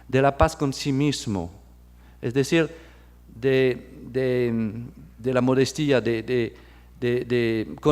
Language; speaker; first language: Spanish; non-native, fluent; French